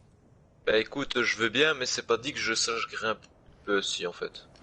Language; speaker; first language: French; native; French